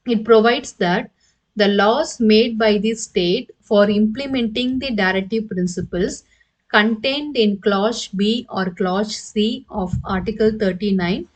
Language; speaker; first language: English; non-native, local second language; Tamil